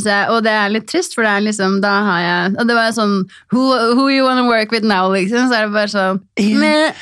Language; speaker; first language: Norwegian; native; Norwegian